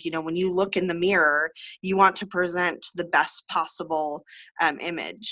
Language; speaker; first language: English; native; English